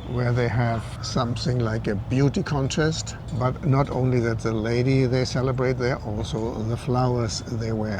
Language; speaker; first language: English; non-native, fluent; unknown